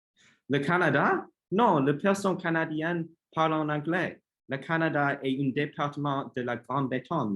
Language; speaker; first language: French; non-native, learner; English